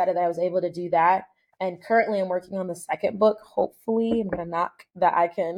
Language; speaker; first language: English; native; English